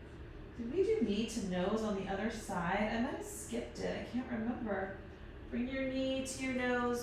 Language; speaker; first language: English; native; English